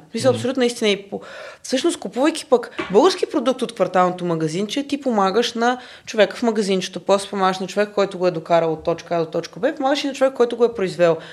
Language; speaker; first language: Bulgarian; native; Bulgarian